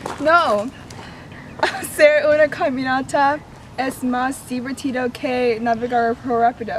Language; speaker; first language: Spanish; non-native, learner; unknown